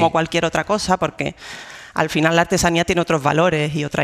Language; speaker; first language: Spanish; native; Spanish